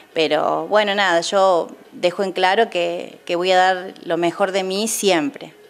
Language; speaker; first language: Spanish; native; Spanish